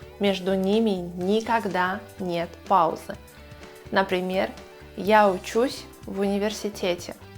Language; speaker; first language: Russian; native; Russian